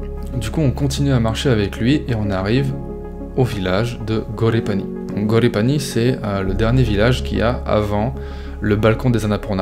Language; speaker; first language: French; native; French